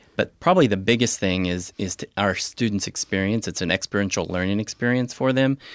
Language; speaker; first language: English; native; English